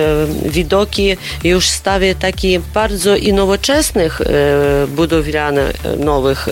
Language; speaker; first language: Polish; non-native, learner; Ukrainian